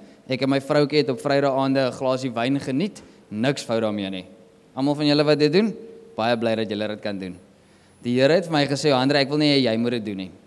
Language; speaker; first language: Afrikaans; native; Afrikaans